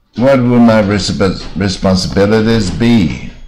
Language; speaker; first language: English; non-native, fluent; Chinese